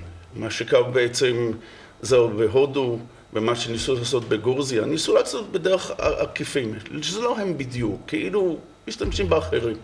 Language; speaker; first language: Hebrew; non-native, fluent; English